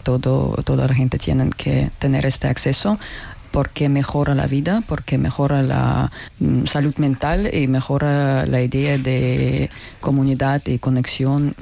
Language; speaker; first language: Spanish; non-native, learner; Russian